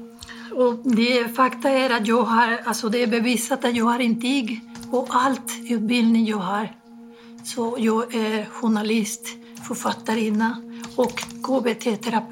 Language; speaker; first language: Swedish; non-native, fluent; Spanish